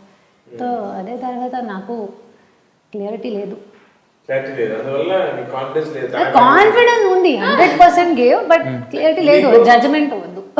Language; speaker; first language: Telugu; non-native, learner; Hindi